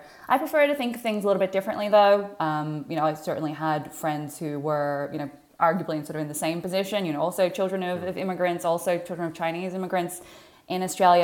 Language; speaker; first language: English; native; English